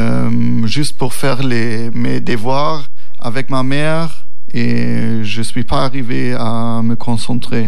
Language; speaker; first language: French; non-native, learner; German